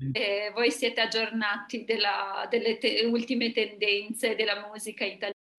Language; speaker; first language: Italian; non-native, fluent; Albanian